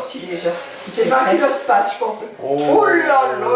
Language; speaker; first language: French; native; French